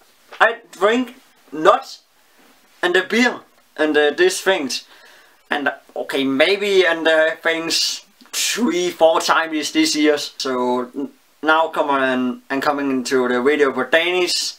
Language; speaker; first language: English; non-native, learner; Danish